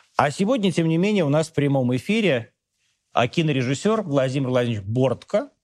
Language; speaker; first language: Russian; native; Russian